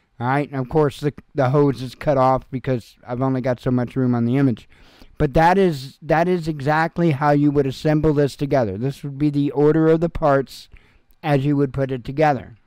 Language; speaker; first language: English; native; English